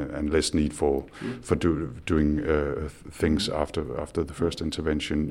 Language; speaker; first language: English; non-native, fluent; Danish